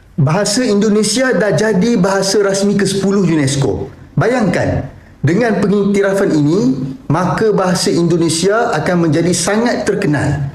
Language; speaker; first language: Malay; native; Malay